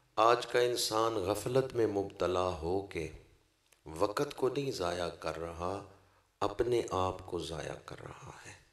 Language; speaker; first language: Urdu; non-native, local second language; Punjabi